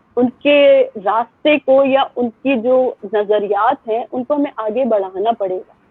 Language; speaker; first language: Urdu; native; Urdu